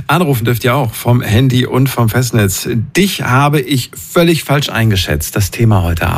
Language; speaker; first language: German; native; German